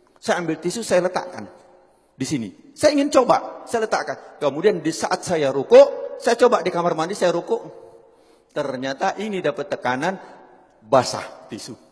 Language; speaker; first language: Indonesian; non-native, local second language; Javanese